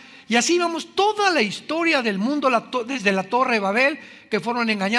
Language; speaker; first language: Spanish; native; Spanish